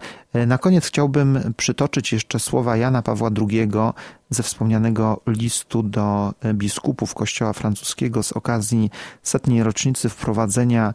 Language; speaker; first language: Polish; native; Polish